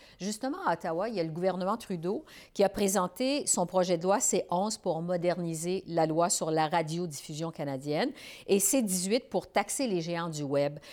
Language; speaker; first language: French; native; French